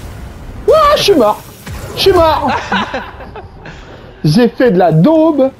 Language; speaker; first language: French; native; French